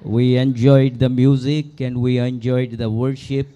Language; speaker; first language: English; non-native, local second language; Telugu